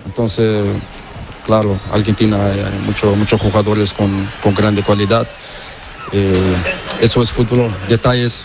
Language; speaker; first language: Spanish; non-native, learner; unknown